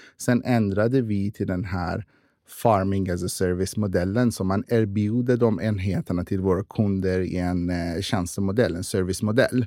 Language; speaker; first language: Swedish; non-native, fluent; Persian